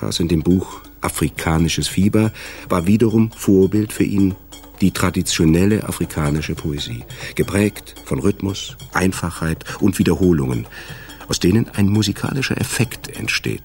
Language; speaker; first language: German; native; German